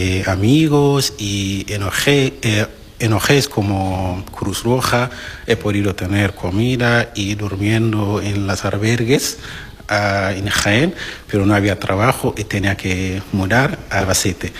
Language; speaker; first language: Spanish; non-native, learner; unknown